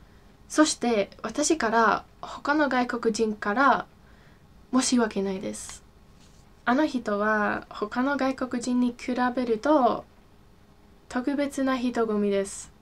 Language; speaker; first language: Japanese; non-native, fluent; English